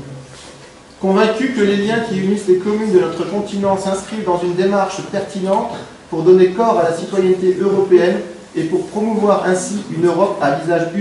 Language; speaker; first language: French; native; French